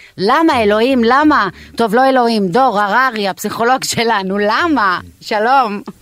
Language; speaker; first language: Hebrew; non-native, local second language; Arabic